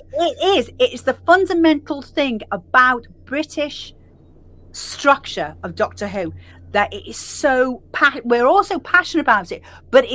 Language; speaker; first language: English; native; English